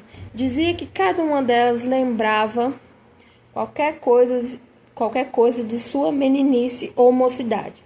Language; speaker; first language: Portuguese; native; Portuguese